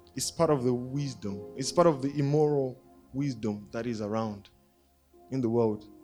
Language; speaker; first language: English; non-native, local second language; Shona